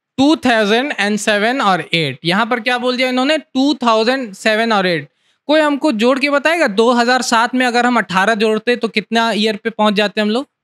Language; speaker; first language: Hindi; native; Hindi